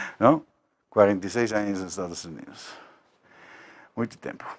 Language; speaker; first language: Portuguese; non-native, learner; Spanish